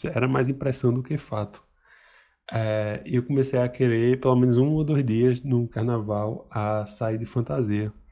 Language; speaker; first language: Portuguese; native; Portuguese